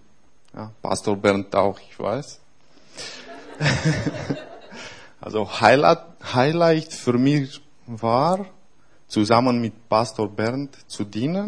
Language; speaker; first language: German; non-native, fluent; Romanian